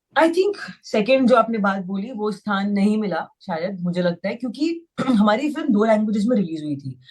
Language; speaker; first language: Hindi; native; Hindi